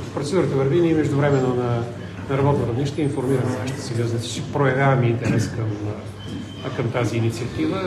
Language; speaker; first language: Bulgarian; native; Bulgarian